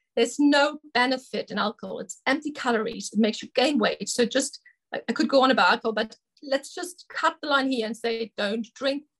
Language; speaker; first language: English; non-native, fluent; German